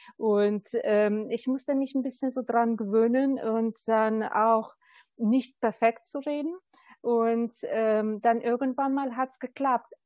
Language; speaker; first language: German; non-native, fluent; Albanian